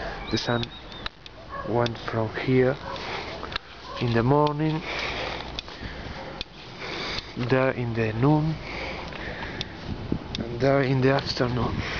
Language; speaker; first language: English; non-native, learner; Spanish